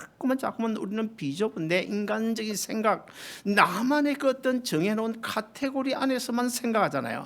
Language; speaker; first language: Korean; native; Korean